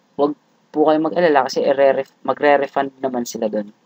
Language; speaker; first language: Filipino; non-native, local second language; Cebuano